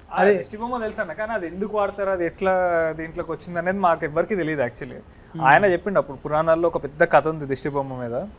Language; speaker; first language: Telugu; native; Telugu